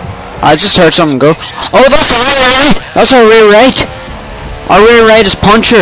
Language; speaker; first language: English; native; English